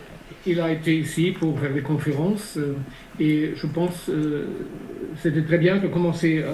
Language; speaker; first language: French; non-native, fluent; German